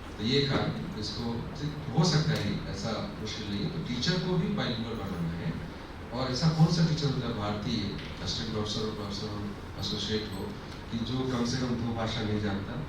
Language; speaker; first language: Hindi; non-native, local second language; Maithili